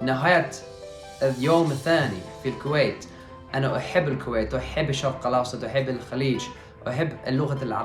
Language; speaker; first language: Arabic; non-native, learner; English